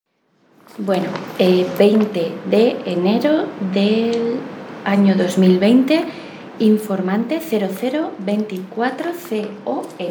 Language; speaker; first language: Spanish; native; Spanish